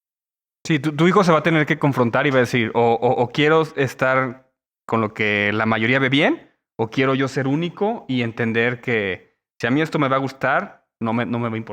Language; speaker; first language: Spanish; native; Spanish